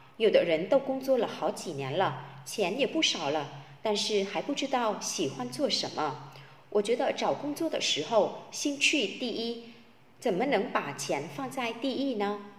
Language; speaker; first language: Chinese; non-native, fluent; Vietnamese